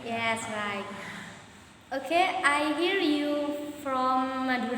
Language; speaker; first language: English; non-native, learner; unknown